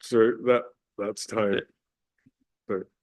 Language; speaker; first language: English; native; English